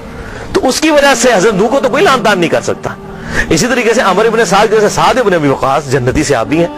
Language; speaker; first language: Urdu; non-native, local second language; Punjabi